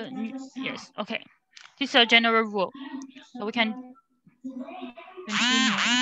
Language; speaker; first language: English; non-native, learner; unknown